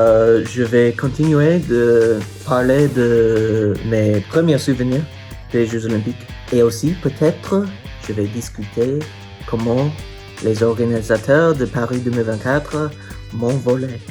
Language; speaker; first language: French; non-native, learner; English